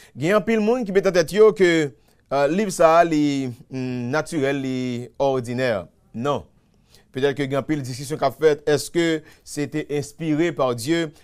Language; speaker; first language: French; non-native, local second language; Haitian Creole